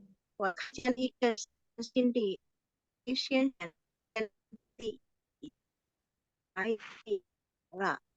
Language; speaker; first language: Chinese; non-native, learner; Indonesian